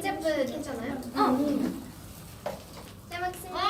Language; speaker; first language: Korean; non-native, learner; Japanese